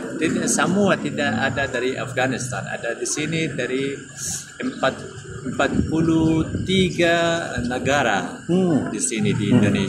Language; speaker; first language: Indonesian; non-native, learner; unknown